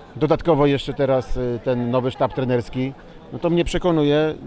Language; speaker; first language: Polish; native; Polish